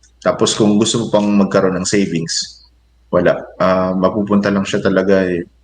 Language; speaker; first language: Filipino; native; Filipino